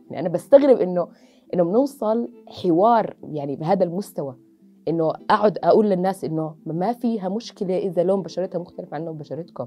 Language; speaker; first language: Arabic; native; Arabic